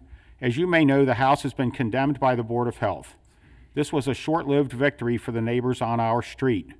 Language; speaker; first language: English; native; English